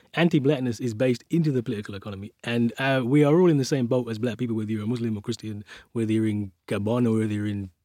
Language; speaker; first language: English; native; English